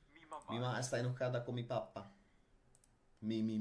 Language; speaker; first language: Spanish; non-native, learner; Dutch